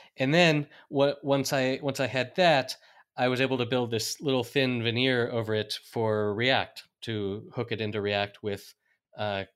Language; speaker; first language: English; native; English